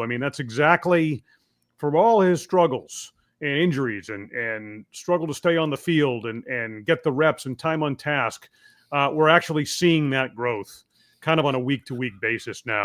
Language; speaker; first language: English; native; English